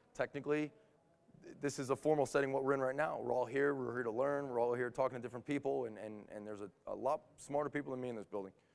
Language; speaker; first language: English; native; English